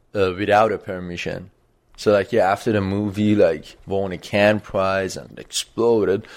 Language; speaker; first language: English; non-native, fluent; Persian